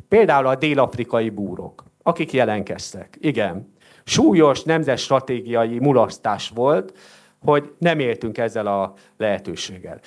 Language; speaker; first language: Hungarian; native; Hungarian